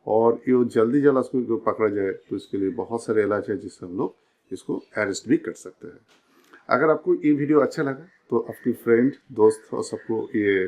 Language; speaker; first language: Hindi; non-native, local second language; Bangla